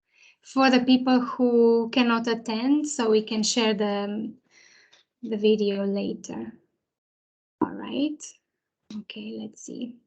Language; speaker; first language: English; non-native, fluent; Romanian